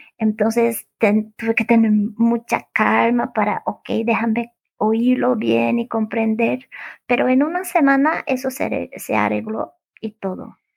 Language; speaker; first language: Spanish; non-native, fluent; Portuguese